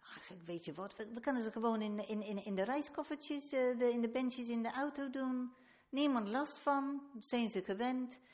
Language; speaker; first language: Dutch; non-native, fluent; English